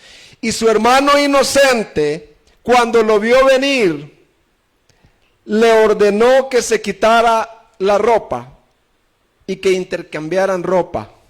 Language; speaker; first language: Spanish; native; Spanish